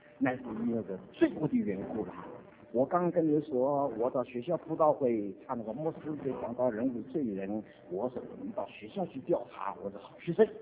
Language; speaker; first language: Chinese; native; Chinese